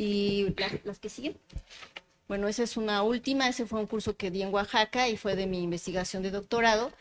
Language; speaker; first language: Spanish; native; Spanish